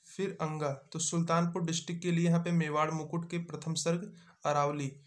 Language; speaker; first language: Hindi; native; Hindi